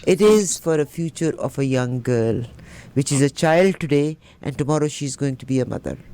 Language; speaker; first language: English; non-native, local second language; Punjabi